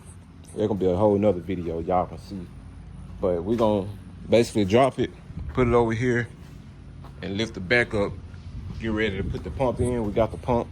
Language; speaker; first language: English; native; English